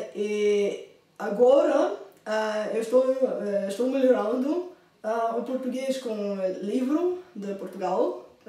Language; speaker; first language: Portuguese; non-native, fluent; Bulgarian